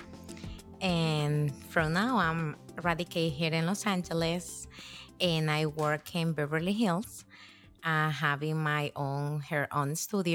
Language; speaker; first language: English; non-native, learner; Spanish